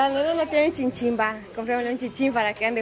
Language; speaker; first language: Spanish; native; Spanish